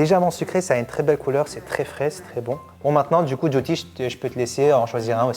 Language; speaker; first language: French; native; French